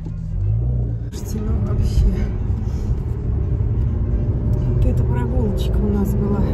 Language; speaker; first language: Russian; native; Russian